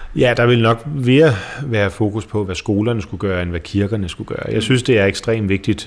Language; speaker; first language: Danish; native; Danish